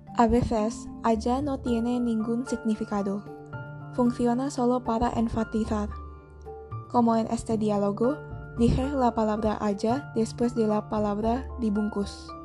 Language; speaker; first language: Spanish; non-native, learner; Indonesian